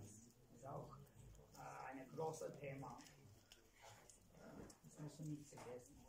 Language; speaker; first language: German; non-native, learner; Tamil